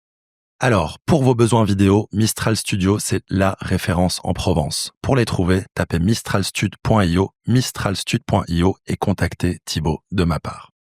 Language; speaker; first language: French; native; French